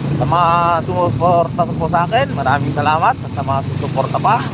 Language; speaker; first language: Filipino; non-native, local second language; Pangasinan